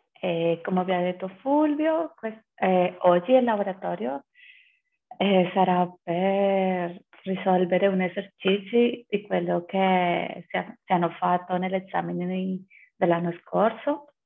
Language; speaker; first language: Italian; non-native, fluent; Spanish